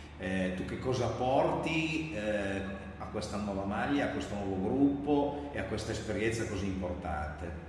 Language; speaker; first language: Italian; native; Italian